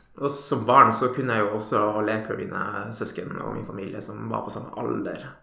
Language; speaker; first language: Norwegian; native; Norwegian